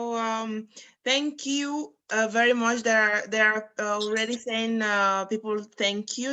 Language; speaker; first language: English; non-native, fluent; Romanian